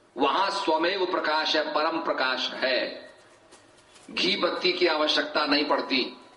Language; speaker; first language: Hindi; native; Hindi